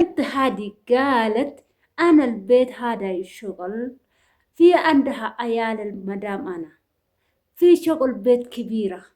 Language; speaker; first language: Arabic; non-native, learner; Oromo